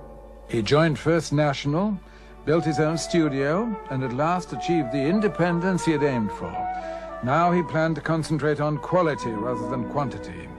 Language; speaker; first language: English; native; English